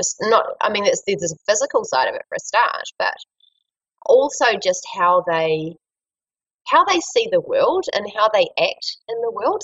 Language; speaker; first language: English; native; English